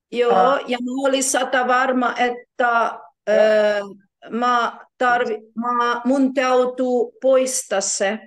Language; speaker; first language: Finnish; non-native, learner; Ukrainian